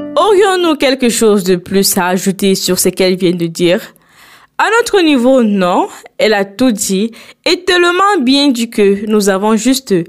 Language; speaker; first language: French; non-native, local second language; Fula